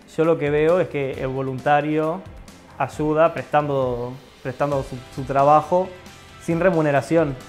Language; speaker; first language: Spanish; native; Spanish